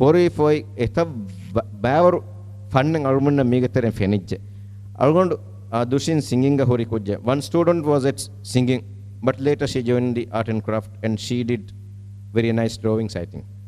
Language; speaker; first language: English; non-native, local second language; Divehi